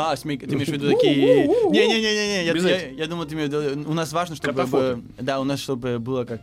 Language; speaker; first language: Russian; early bilingual, heritage; Russian